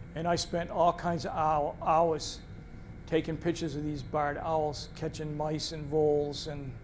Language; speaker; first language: English; native; English